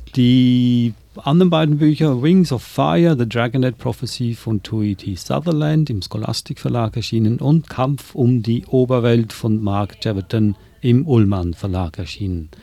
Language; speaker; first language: German; native; German